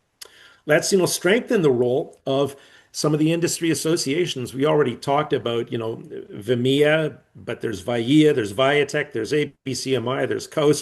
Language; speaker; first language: English; native; English